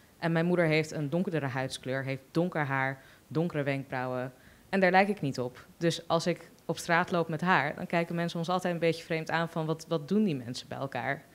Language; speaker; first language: Dutch; early bilingual, other home language; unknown